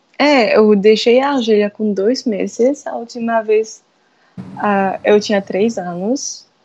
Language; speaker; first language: Portuguese; non-native, fluent; French